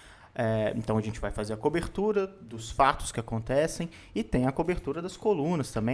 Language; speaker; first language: Portuguese; native; Portuguese